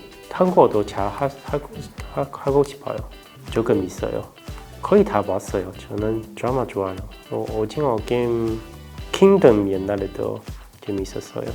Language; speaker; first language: Korean; non-native, learner; Chinese